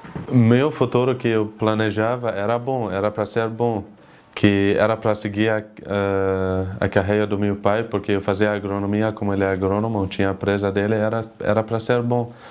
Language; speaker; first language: Portuguese; non-native, fluent; Arabic